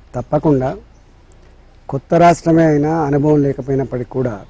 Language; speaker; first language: Telugu; native; Telugu